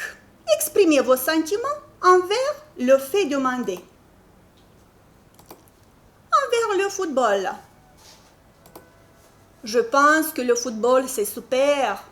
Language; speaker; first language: French; non-native, fluent; Romanian